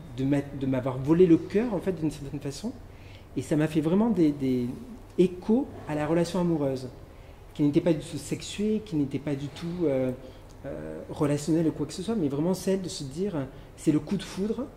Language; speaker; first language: French; native; French